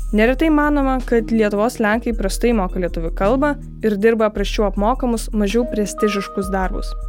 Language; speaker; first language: Lithuanian; non-native, local second language; Polish